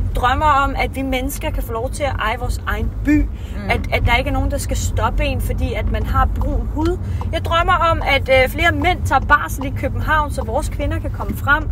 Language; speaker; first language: Danish; early bilingual, other home language; Kurdish